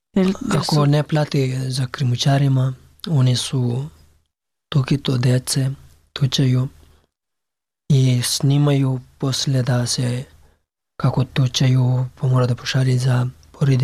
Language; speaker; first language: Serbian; non-native, learner; Pashto